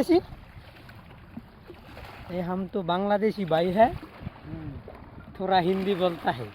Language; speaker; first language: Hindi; non-native, learner; Bangla